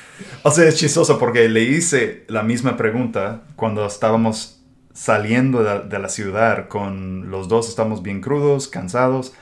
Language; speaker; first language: Spanish; non-native, fluent; English